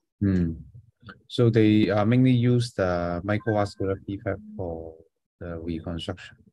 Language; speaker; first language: English; non-native, fluent; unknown